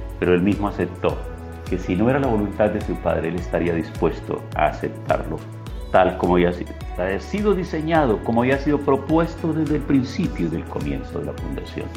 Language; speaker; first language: Spanish; native; Spanish